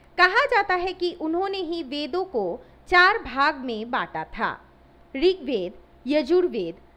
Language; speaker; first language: Hindi; non-native, local second language; Assamese